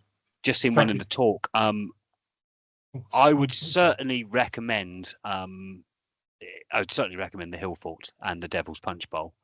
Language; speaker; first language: English; native; English